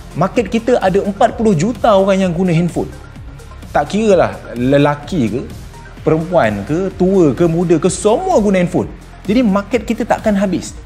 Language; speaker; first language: Malay; native; Malay